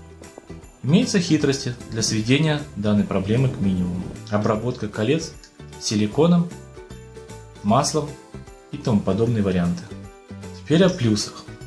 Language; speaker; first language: Russian; native; Russian